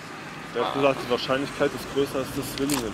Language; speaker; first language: German; native; German